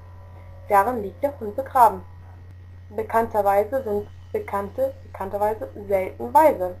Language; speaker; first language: German; native; German